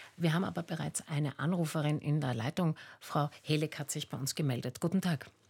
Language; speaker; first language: German; native; German